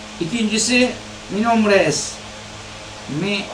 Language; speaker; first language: Spanish; non-native, learner; Turkish